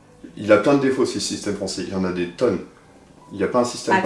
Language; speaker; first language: French; native; French